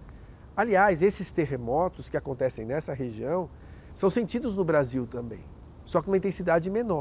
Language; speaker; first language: Portuguese; native; Portuguese